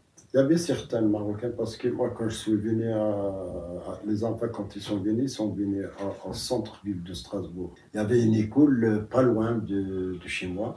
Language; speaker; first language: French; non-native, fluent; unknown